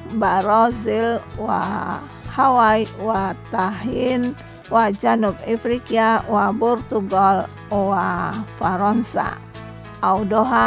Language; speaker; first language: Arabic; non-native, learner; Indonesian